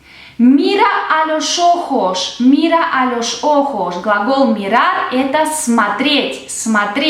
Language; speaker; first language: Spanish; non-native, fluent; Russian